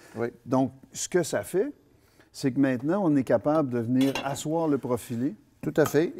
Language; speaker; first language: French; native; French